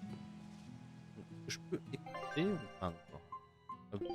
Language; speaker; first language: French; native; French